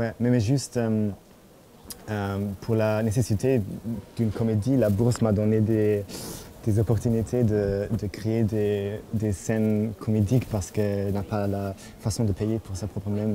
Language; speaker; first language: French; non-native, fluent; German